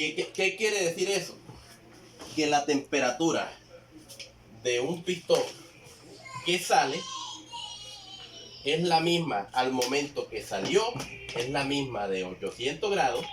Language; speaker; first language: Spanish; native; Spanish